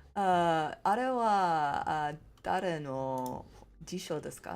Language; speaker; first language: Japanese; non-native, learner; English